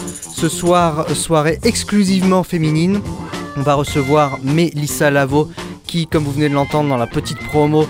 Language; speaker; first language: French; native; French